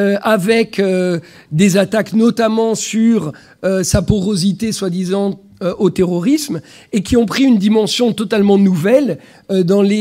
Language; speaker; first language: French; native; French